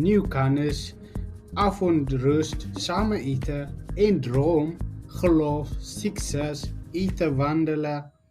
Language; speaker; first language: Dutch; non-native, learner; Tigrinya